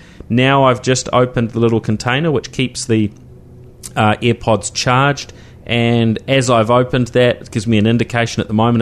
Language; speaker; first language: English; native; English